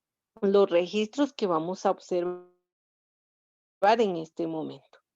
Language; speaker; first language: Spanish; native; Spanish